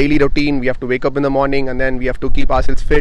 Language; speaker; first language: English; non-native, local second language; Tamil